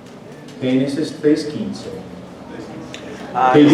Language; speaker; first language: Spanish; non-native, fluent; English